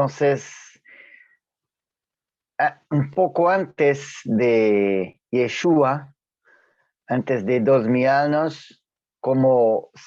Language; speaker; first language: Spanish; non-native, fluent; Portuguese